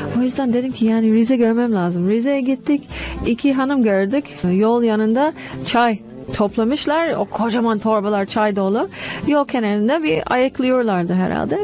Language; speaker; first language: Turkish; non-native, fluent; English